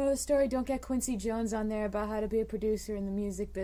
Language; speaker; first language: English; native; English